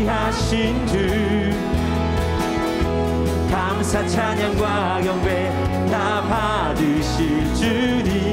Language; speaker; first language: Korean; native; Korean